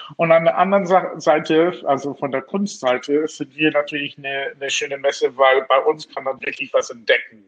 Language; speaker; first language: German; non-native, fluent; English